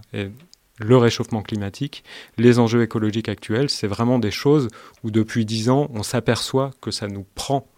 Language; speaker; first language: French; native; French